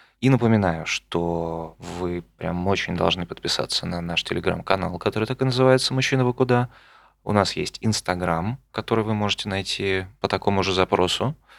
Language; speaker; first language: Russian; native; Russian